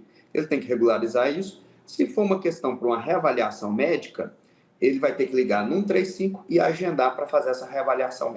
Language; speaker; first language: Portuguese; native; Portuguese